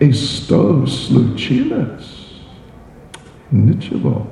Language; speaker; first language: Russian; non-native, learner; English